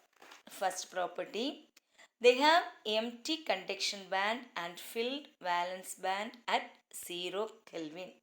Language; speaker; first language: English; non-native, local second language; Tamil